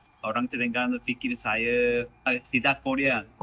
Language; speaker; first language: Indonesian; non-native, learner; Korean